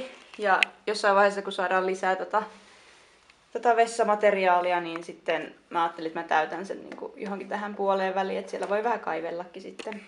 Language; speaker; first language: Finnish; native; Finnish